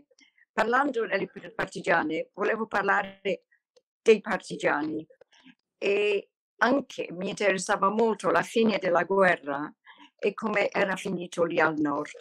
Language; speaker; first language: Italian; non-native, fluent; English